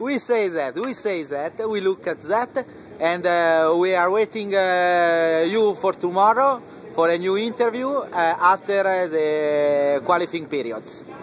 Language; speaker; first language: English; non-native, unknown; Italian